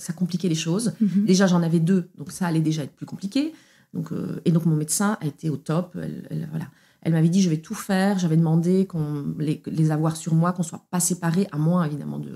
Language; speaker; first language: French; native; French